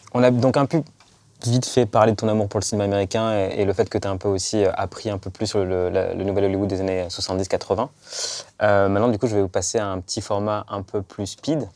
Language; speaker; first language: French; native; French